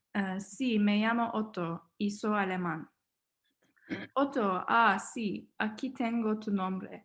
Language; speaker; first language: Spanish; non-native, learner; English